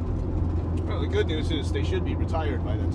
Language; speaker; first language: English; native; English